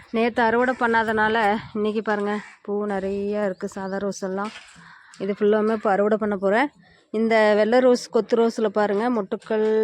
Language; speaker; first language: Tamil; non-native, local second language; Telugu